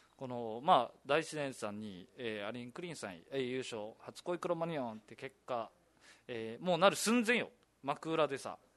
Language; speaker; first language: Japanese; native; Japanese